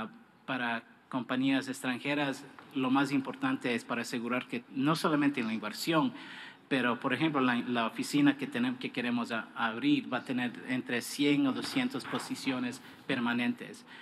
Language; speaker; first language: Spanish; non-native, fluent; English